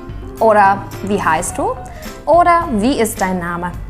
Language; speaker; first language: German; non-native, fluent; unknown